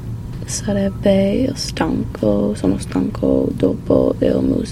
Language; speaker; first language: Italian; non-native, learner; English